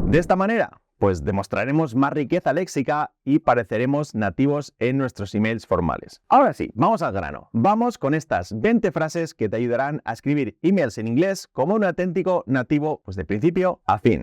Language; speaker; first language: Spanish; native; Spanish